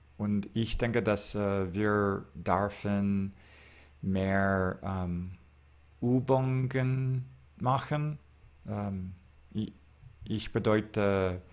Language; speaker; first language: German; non-native, learner; English